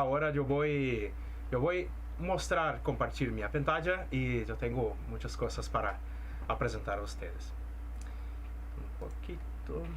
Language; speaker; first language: Spanish; non-native, fluent; Portuguese